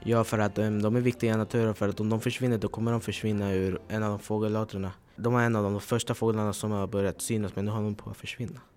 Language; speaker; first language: Swedish; early bilingual, other home language; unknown